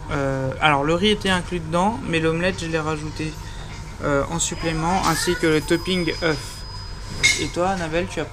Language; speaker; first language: French; native; French